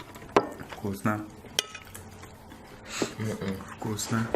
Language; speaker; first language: Russian; non-native, fluent; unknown